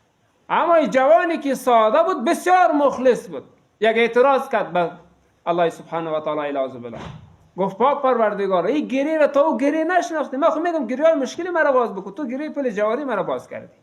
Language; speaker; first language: Persian; native; Persian